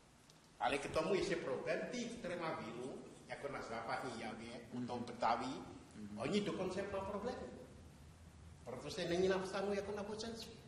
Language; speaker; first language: Czech; non-native, learner; Indonesian